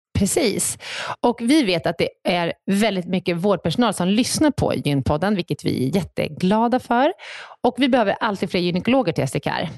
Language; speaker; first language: Swedish; native; Swedish